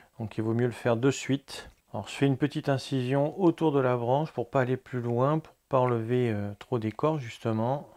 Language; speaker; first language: French; native; French